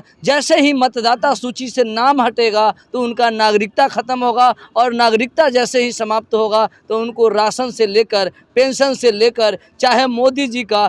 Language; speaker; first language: Hindi; native; Hindi